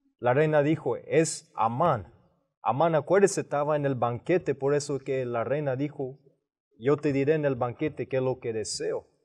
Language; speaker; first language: Spanish; early bilingual, heritage; Spanish